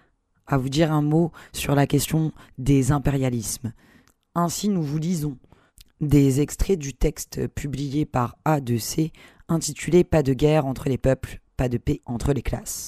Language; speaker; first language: French; native; French